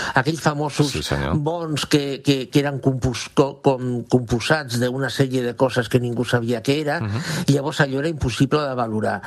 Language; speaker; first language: Catalan; non-native, local second language; Spanish